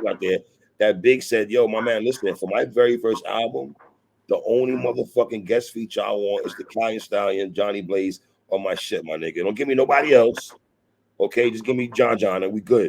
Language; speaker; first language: English; native; English